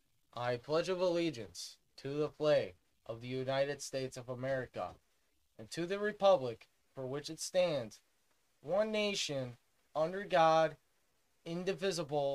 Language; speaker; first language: English; native; English